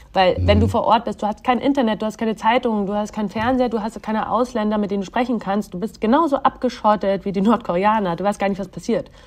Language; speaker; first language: German; native; German